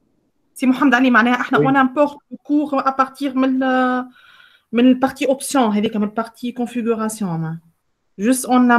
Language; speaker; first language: French; non-native, local second language; Arabic